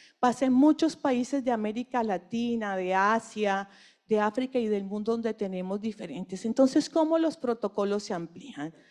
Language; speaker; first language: Spanish; native; Spanish